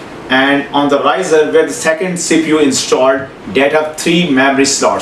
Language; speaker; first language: English; non-native, local second language; Urdu